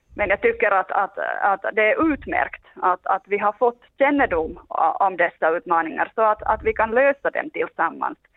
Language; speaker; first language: Swedish; non-native, local second language; Finnish